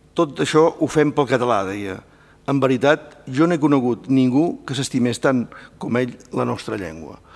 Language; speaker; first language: Catalan; native; Catalan